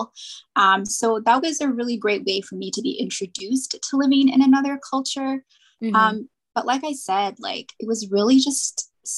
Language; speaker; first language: English; native; English